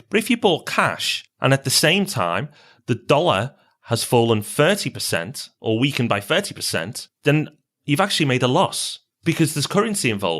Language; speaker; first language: English; native; English